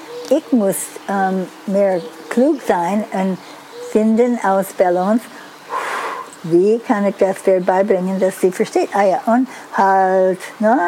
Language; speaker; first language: German; non-native, fluent; English